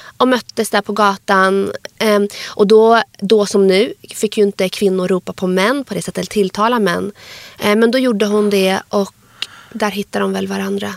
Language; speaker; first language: Swedish; early bilingual, other home language; Arabic